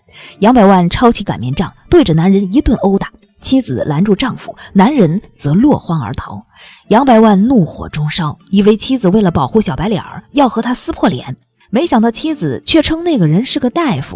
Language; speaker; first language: Chinese; native; Chinese